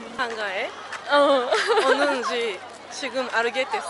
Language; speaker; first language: Korean; non-native, learner; Japanese